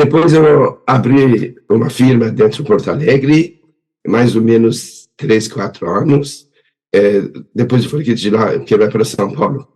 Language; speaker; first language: Portuguese; non-native, learner; Persian